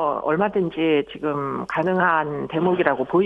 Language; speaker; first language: Korean; native; Korean